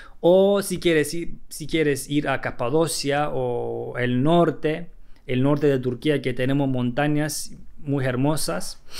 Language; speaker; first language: Spanish; non-native, fluent; Turkish